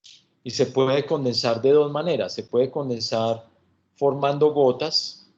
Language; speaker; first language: Spanish; native; Spanish